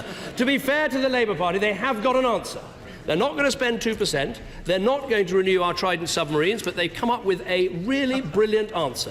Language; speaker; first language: English; native; English